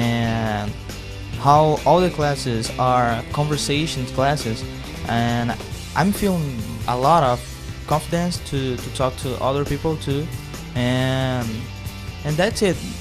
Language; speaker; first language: English; non-native, fluent; Portuguese